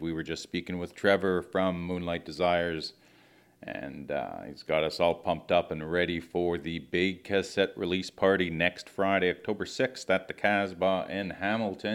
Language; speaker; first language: English; early bilingual, other home language; French